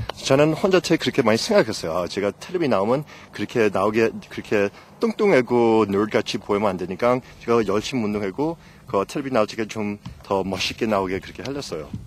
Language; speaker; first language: Korean; early bilingual, heritage; English